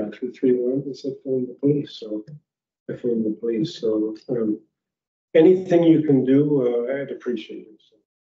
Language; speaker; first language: English; native; English